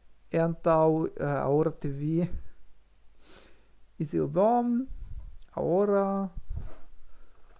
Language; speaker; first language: Portuguese; non-native, learner; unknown